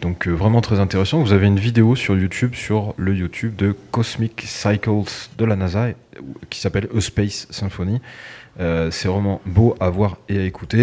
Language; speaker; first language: French; native; French